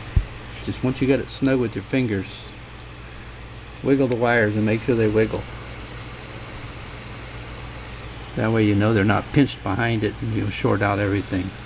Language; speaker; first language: English; native; English